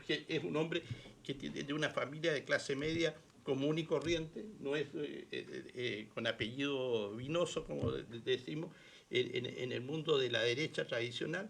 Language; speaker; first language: Spanish; native; Spanish